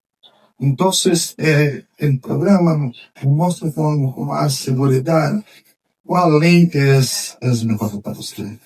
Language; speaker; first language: Spanish; non-native, fluent; Portuguese